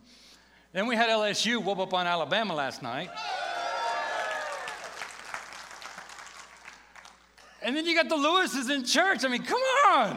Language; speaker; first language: English; native; English